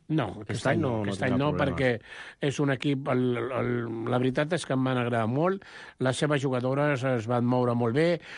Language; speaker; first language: Catalan; non-native, local second language; Spanish